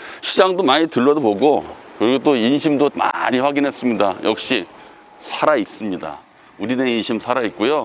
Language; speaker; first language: Korean; native; Korean